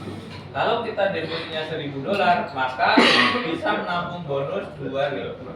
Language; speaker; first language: Indonesian; native; Indonesian